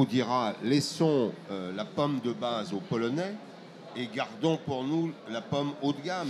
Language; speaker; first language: French; native; French